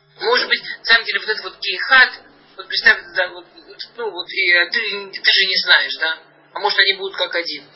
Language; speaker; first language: Russian; early bilingual, heritage; Russian